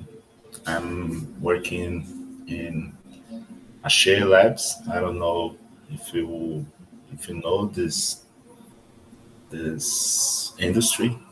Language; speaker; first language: English; non-native, learner; Portuguese